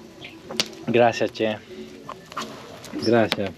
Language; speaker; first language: Spanish; non-native, learner; English